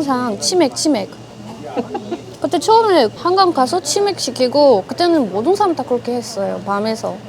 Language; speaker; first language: Korean; non-native, learner; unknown